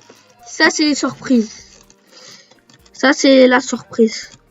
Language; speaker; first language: French; native; French